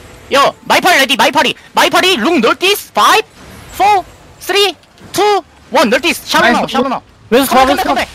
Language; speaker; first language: English; non-native, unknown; Korean